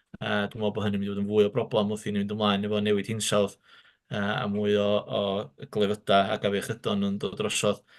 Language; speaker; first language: Welsh; native; Welsh